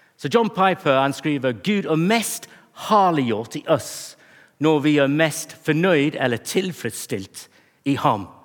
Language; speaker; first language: Norwegian; non-native, fluent; English